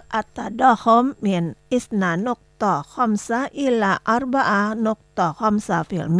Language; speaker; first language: Arabic; non-native, learner; Indonesian